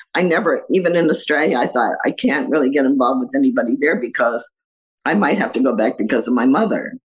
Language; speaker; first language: English; native; English